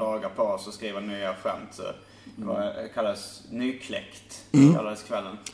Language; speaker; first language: Swedish; native; Swedish